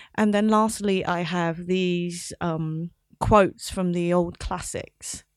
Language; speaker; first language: English; non-native, local second language; Cantonese